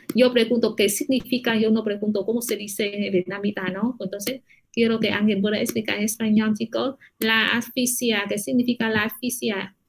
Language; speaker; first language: Spanish; non-native, fluent; Vietnamese